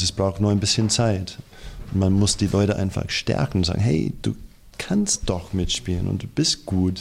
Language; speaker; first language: German; non-native, fluent; English